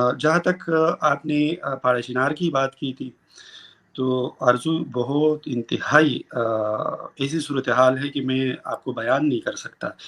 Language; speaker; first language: Urdu; non-native, local second language; Pashto